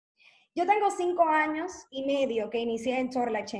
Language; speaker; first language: Spanish; native; Spanish